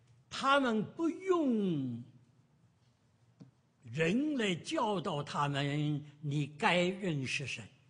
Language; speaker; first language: Chinese; native; Chinese